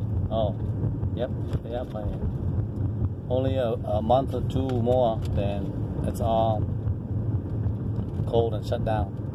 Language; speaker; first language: English; non-native, fluent; Vietnamese